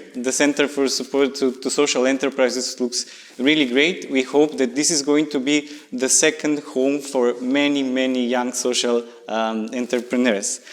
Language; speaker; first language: English; non-native, fluent; Macedonian